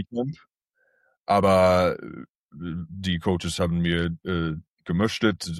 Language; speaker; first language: German; early bilingual, heritage; English